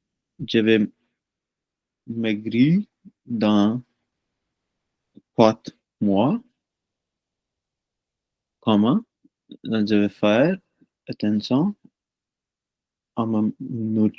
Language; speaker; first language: French; non-native, learner; Punjabi